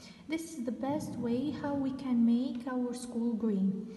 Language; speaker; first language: English; non-native, fluent; Albanian